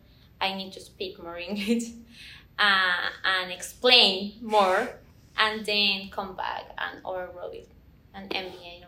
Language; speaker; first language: English; non-native, learner; Spanish